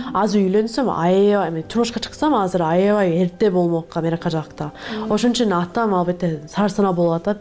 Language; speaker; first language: Kyrgyz; non-native, learner; English